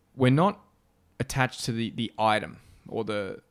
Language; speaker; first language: English; native; English